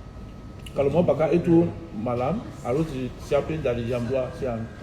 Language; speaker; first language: Indonesian; non-native, fluent; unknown